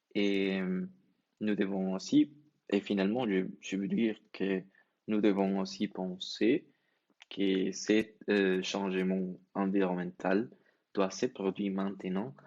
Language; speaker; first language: French; non-native, learner; Spanish